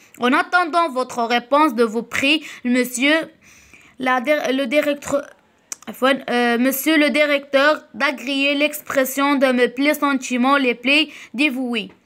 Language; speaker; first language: French; non-native, local second language; Arabic